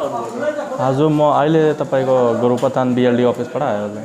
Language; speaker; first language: Nepali; non-native, learner; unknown